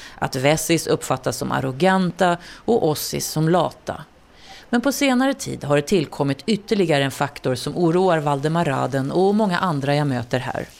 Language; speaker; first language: Swedish; native; Swedish